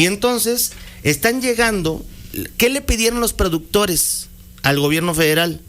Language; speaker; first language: Spanish; native; Spanish